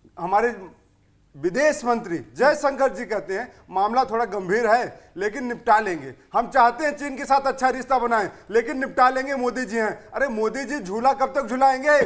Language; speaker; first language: Hindi; native; Hindi